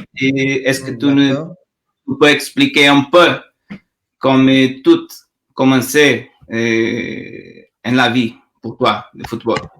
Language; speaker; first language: French; non-native, learner; Portuguese